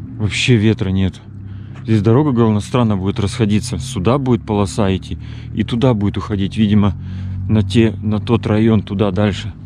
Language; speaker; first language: Russian; native; Russian